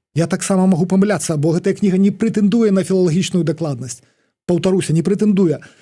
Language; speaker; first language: Belarusian; non-native, local second language; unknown